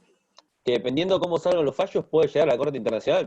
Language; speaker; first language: Spanish; native; Spanish